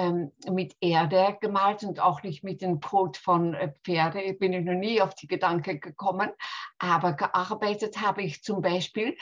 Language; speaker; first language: German; non-native, fluent; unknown